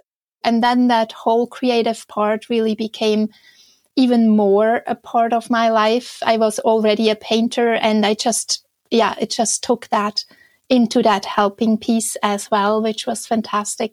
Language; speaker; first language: English; non-native, fluent; Swiss German